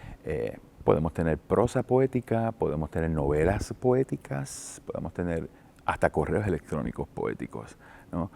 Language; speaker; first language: Spanish; native; Spanish